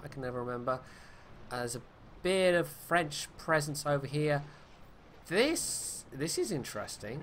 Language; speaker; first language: English; native; English